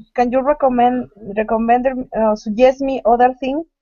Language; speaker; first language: English; non-native, learner; Spanish